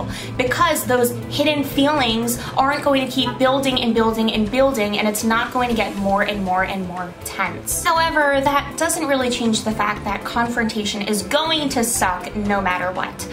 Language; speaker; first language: English; native; English